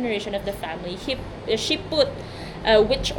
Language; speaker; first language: English; non-native, local second language; Filipino